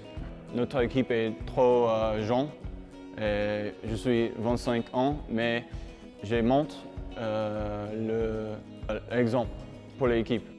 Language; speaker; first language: French; non-native, learner; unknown